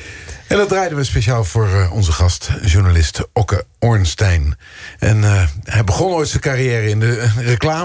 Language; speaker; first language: Dutch; native; Dutch